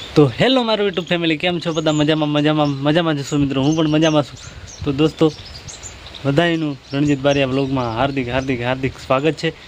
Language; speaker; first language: Gujarati; native; Gujarati